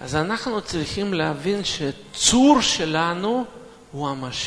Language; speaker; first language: Hebrew; non-native, fluent; Russian